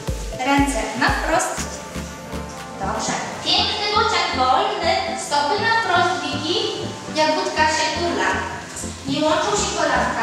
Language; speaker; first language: Polish; native; Polish